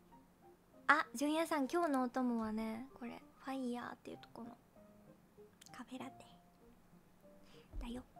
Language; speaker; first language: Japanese; native; Japanese